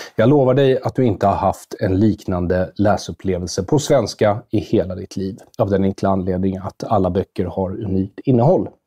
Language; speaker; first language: Swedish; native; Swedish